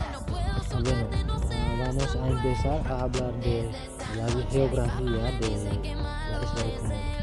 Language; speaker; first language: Spanish; non-native, learner; Indonesian